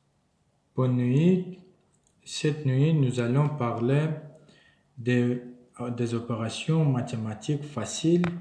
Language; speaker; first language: French; non-native, learner; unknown